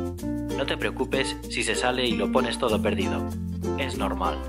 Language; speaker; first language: Spanish; native; Spanish